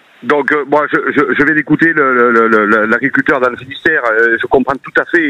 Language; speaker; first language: French; native; French